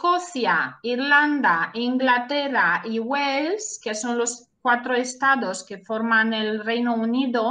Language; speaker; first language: Spanish; non-native, fluent; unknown